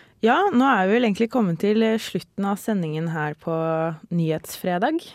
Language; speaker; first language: Norwegian; native; Norwegian